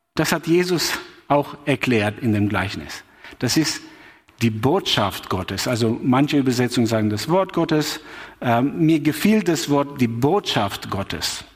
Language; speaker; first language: German; non-native, fluent; Albanian